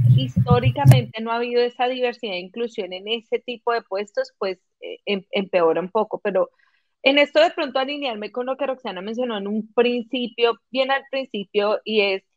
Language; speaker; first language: Spanish; native; Spanish